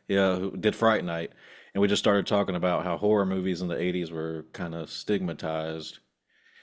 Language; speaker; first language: English; native; English